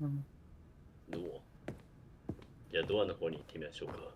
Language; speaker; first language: Japanese; native; Japanese